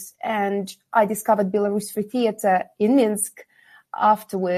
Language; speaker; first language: English; non-native, fluent; Kazakh